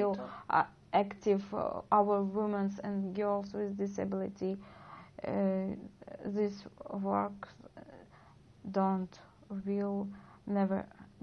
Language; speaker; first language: English; non-native, learner; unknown